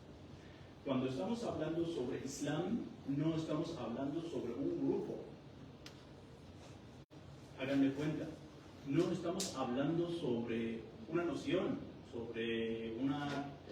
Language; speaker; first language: Spanish; non-native, fluent; Persian